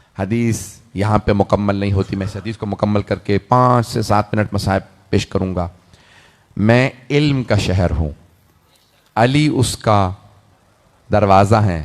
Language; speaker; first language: Urdu; early bilingual, heritage; Urdu